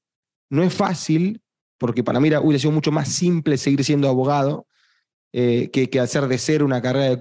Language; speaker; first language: Spanish; native; Spanish